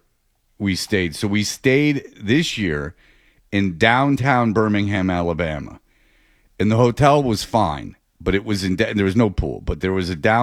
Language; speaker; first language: English; native; English